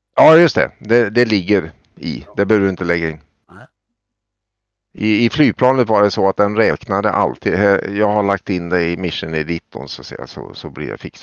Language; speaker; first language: Swedish; native; Swedish